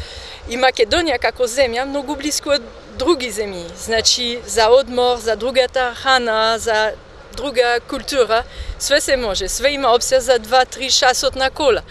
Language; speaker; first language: Macedonian; non-native, learner; French